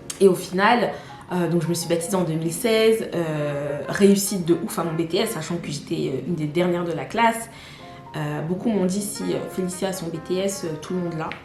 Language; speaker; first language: French; native; French